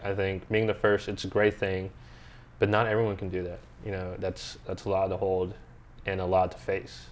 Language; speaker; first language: English; early bilingual, other home language; Spanish